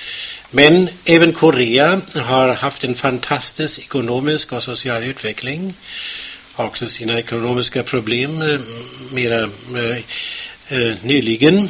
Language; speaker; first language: Swedish; non-native, fluent; German